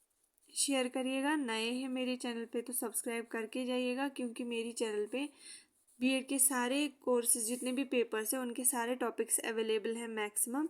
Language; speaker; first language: Hindi; native; Hindi